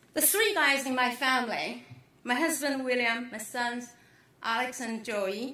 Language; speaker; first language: English; non-native, fluent; Chinese